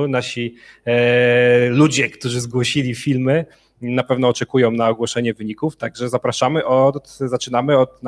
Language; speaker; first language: Polish; native; Polish